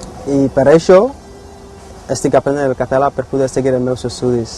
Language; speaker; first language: Catalan; non-native, learner; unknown